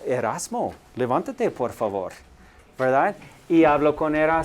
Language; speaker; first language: Spanish; non-native, fluent; English